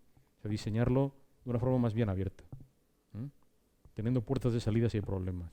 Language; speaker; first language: Spanish; native; Spanish